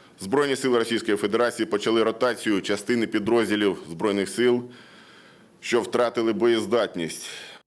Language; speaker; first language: Ukrainian; native; Ukrainian